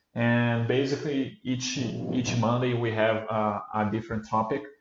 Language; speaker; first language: English; non-native, fluent; Portuguese